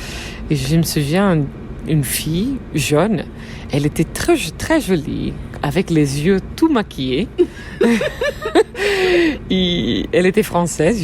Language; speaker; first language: French; non-native, learner; Portuguese